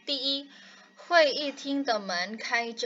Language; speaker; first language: Chinese; non-native, fluent; Indonesian